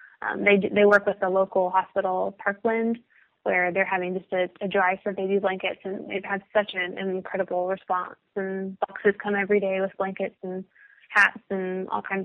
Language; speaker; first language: English; native; English